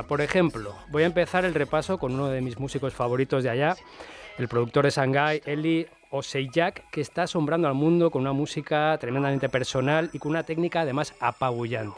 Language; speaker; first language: Spanish; native; Spanish